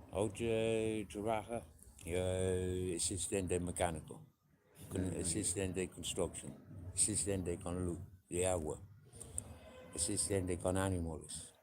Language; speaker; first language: Spanish; non-native, learner; English